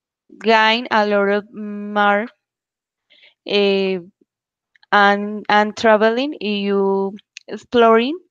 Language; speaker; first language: English; non-native, learner; Spanish